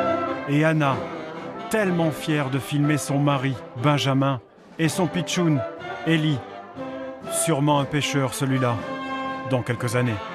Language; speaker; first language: French; native; French